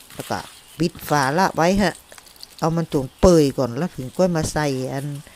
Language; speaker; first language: Thai; native; Thai